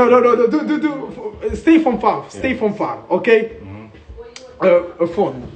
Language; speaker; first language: English; non-native, learner; French